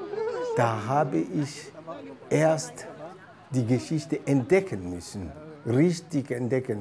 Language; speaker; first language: German; non-native, fluent; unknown